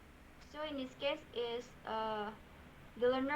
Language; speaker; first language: English; non-native, learner; Indonesian